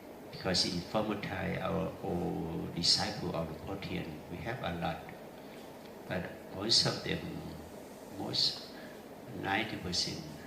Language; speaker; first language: English; non-native, learner; Thai